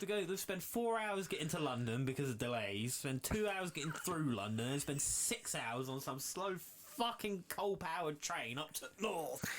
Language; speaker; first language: English; native; English